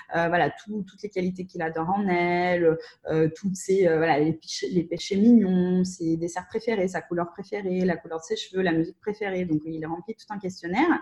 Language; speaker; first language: French; non-native, fluent; Russian